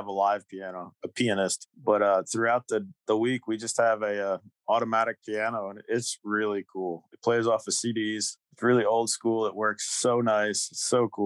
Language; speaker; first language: English; native; English